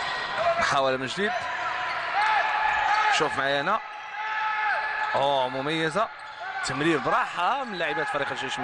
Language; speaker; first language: Arabic; native; Arabic